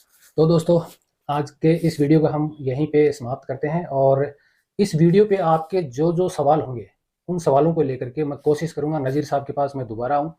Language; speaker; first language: Hindi; native; Hindi